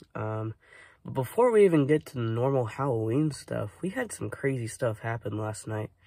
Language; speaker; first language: English; native; English